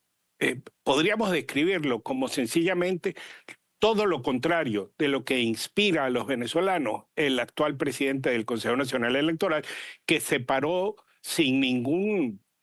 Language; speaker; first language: Spanish; native; Spanish